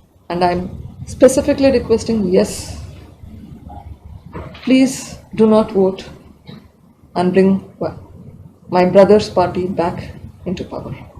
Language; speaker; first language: English; non-native, local second language; Telugu